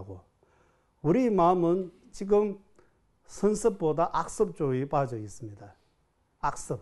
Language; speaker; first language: Korean; non-native, fluent; Tibetan